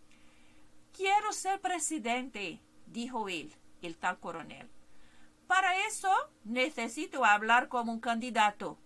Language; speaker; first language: Spanish; non-native, fluent; Portuguese